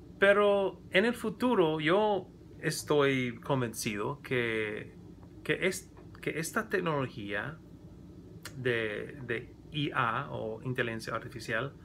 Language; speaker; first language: Spanish; non-native, learner; English